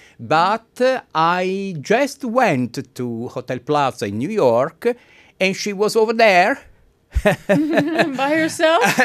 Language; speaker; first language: English; non-native, fluent; Italian